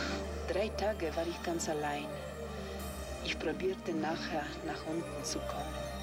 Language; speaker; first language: German; non-native, fluent; Polish